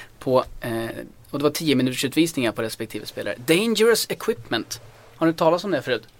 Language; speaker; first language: Swedish; native; Swedish